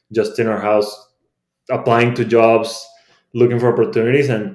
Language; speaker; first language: English; non-native, fluent; Spanish